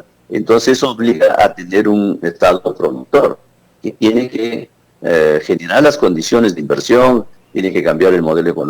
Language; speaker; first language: Spanish; native; Spanish